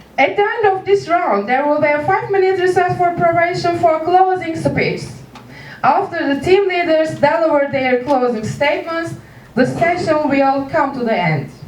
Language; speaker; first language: English; non-native, fluent; Turkish